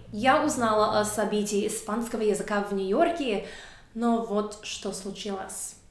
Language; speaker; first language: Russian; non-native, fluent; English